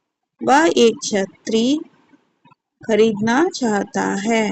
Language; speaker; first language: Hindi; non-native, local second language; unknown